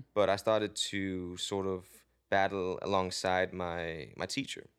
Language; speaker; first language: English; non-native, fluent; Danish